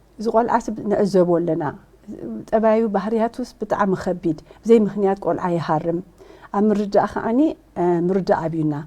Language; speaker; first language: Tigrinya; early bilingual, heritage; Tigrinya